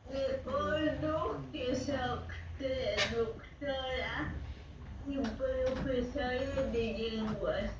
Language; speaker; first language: Catalan; non-native, fluent; Greek